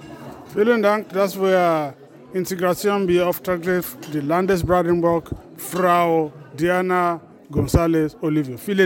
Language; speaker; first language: German; non-native, fluent; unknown